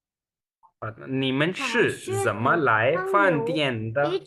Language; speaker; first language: Chinese; non-native, fluent; Urdu